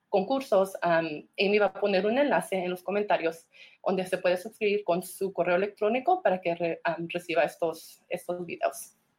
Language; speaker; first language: Spanish; early bilingual, heritage; Spanish